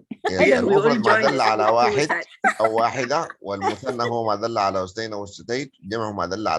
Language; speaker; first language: Arabic; native; Arabic